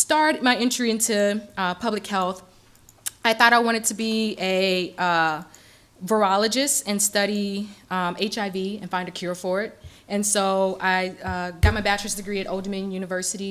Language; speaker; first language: English; native; English